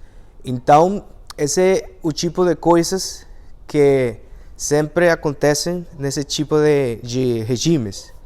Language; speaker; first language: Portuguese; non-native, fluent; Spanish